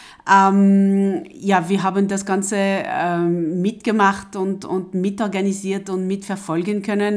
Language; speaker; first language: German; non-native, fluent; French